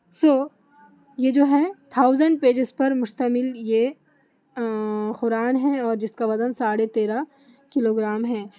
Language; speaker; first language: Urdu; native; Urdu